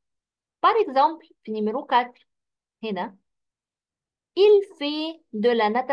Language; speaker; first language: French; non-native, fluent; Arabic